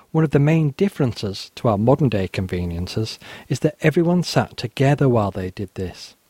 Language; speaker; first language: English; native; English